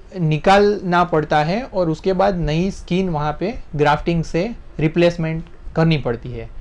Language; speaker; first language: Hindi; non-native, local second language; Gujarati